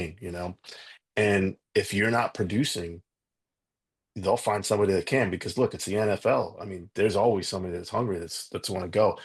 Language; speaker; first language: English; native; English